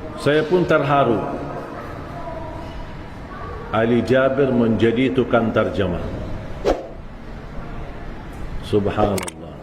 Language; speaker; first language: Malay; non-native, fluent; Arabic